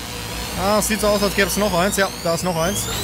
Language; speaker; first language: German; native; German